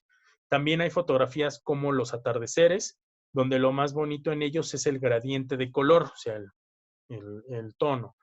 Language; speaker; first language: Spanish; native; Spanish